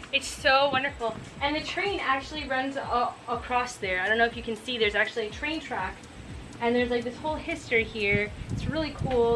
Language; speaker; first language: English; native; English